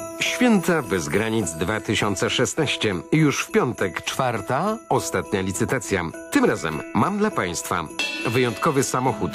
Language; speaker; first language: Polish; native; Polish